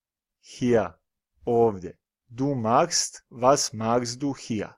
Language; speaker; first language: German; non-native, fluent; Serbian